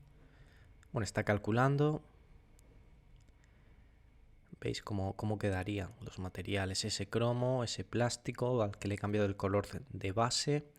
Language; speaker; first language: Spanish; native; Spanish